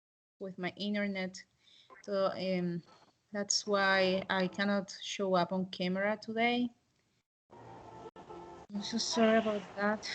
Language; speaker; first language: English; non-native, fluent; Spanish